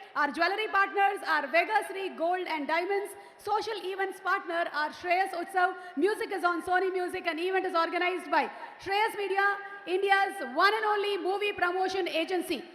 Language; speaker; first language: English; non-native, local second language; Telugu